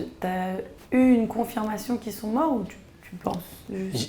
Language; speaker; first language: French; native; French